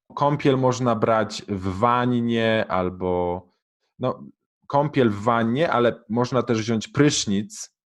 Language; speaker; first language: Polish; native; Polish